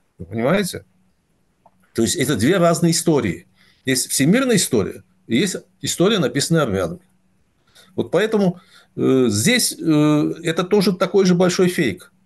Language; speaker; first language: Russian; non-native, local second language; Azerbaijani